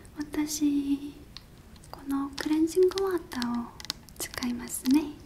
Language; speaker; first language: Japanese; non-native, fluent; Korean